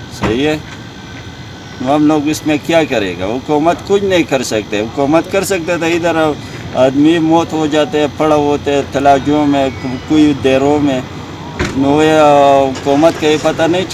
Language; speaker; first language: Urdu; non-native, local second language; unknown